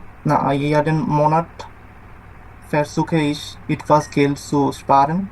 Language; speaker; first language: German; non-native, learner; Bangla